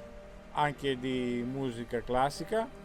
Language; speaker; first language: Italian; non-native, fluent; Greek